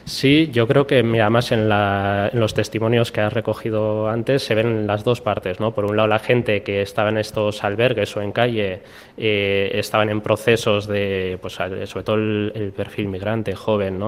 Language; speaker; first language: Spanish; native; Spanish